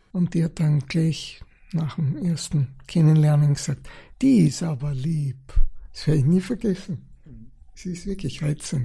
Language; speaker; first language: German; early bilingual, other home language; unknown